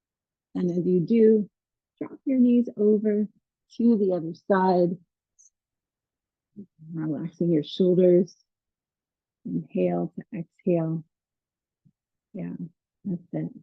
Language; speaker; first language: English; native; English